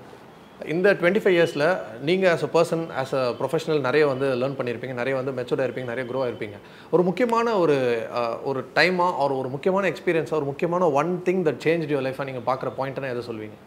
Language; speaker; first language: Tamil; native; Tamil